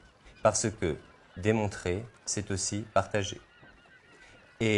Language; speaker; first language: French; native; French